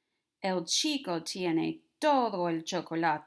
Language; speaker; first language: Spanish; non-native, fluent; English